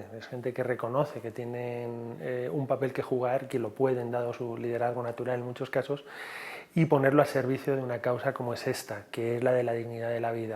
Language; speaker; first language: Spanish; native; Spanish